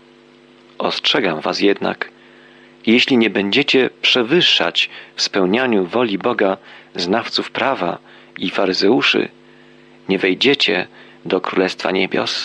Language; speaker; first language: Polish; native; Polish